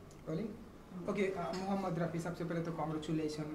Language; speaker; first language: Hindi; native; Hindi